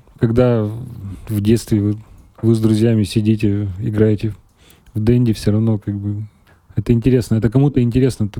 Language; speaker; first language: Russian; native; Russian